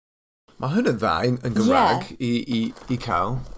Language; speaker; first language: Welsh; non-native, local second language; English